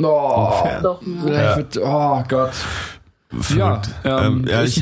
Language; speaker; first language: German; native; German